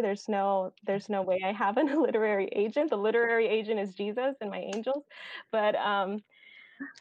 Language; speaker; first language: English; native; English